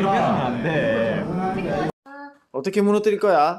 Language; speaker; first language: Korean; native; Korean